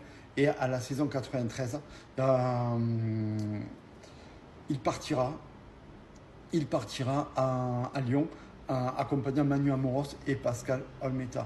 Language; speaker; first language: French; native; French